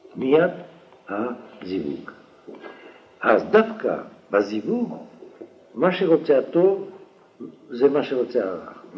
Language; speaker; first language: Hebrew; non-native, fluent; French